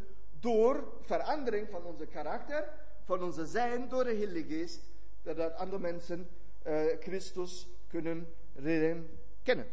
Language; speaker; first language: Dutch; non-native, fluent; German